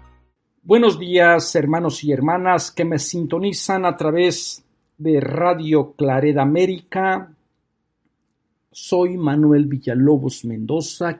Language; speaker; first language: Spanish; native; Spanish